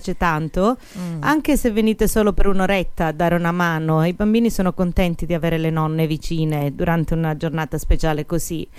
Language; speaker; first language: Italian; early bilingual, heritage; Italian